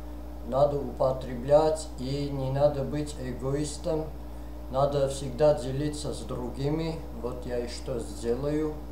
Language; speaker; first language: Russian; non-native, fluent; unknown